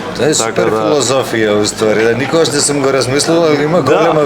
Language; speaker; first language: Macedonian; native; Macedonian